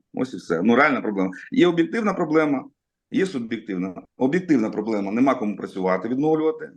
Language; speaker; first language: Ukrainian; non-native, local second language; Russian